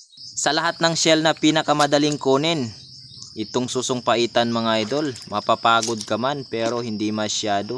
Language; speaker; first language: Filipino; native; Filipino